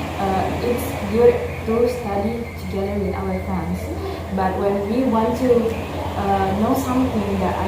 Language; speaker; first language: English; non-native, learner; Indonesian